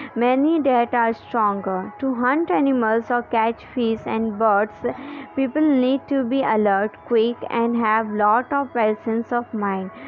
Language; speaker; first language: English; non-native, local second language; Hindi